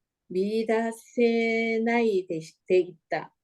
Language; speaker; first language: Japanese; non-native, learner; Korean